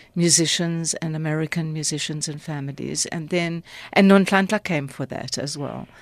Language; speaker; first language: English; native; English